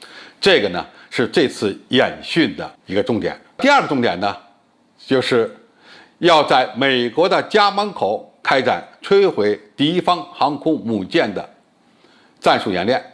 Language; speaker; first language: Chinese; native; Chinese